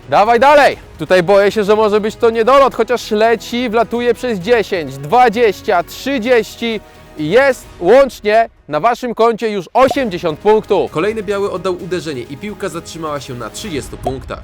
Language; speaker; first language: Polish; native; Polish